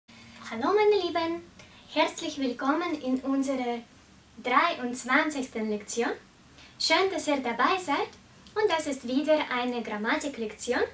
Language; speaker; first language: German; non-native, fluent; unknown